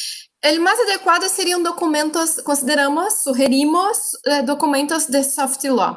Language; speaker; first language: Spanish; non-native, fluent; Portuguese